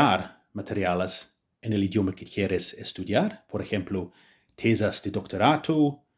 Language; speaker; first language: Spanish; non-native, fluent; English